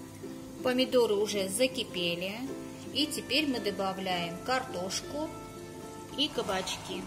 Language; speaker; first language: Russian; non-native, fluent; Armenian